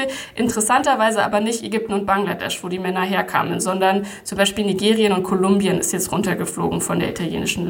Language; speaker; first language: German; native; German